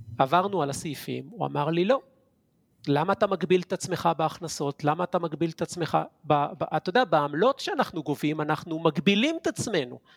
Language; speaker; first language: Hebrew; native; Hebrew